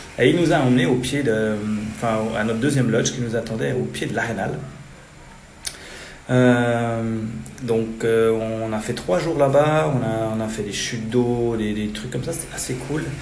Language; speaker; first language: French; native; French